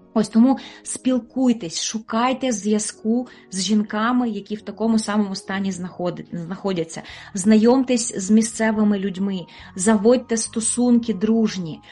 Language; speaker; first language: Ukrainian; native; Ukrainian